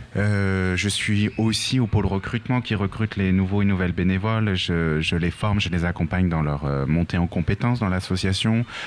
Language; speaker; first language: French; native; French